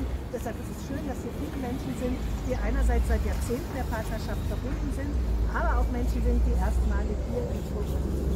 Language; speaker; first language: German; native; German